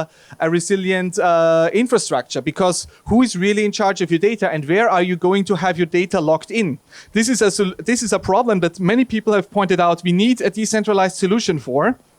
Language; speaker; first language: English; non-native, fluent; German